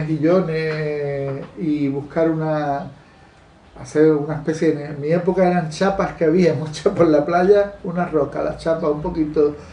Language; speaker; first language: Spanish; native; Spanish